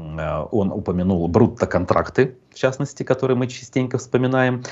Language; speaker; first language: Russian; native; Russian